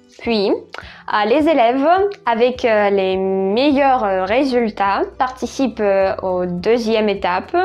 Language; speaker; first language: French; non-native, fluent; Russian